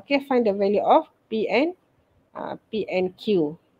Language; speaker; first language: English; non-native, local second language; Malay